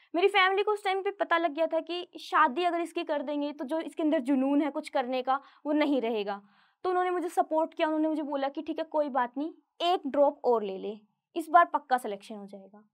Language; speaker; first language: Hindi; native; Hindi